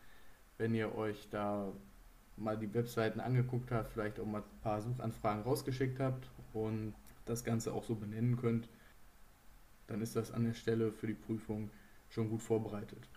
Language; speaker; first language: German; native; German